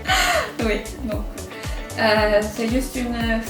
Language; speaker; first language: French; non-native, fluent; Spanish